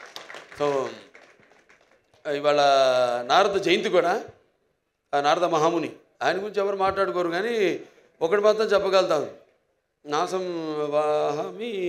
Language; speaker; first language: Telugu; native; Telugu